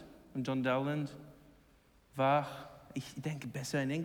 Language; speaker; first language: German; non-native, learner; English